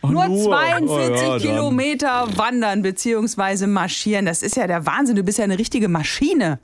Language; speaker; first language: German; native; German